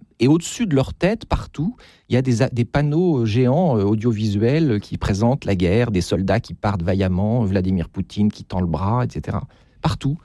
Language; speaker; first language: French; native; French